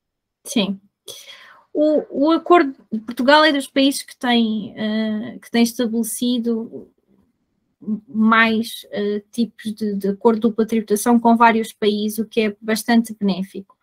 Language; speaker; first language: Portuguese; native; Portuguese